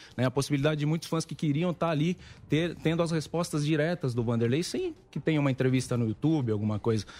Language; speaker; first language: Portuguese; native; Portuguese